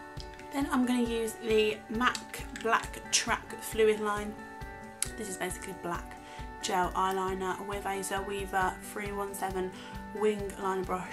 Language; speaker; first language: English; native; English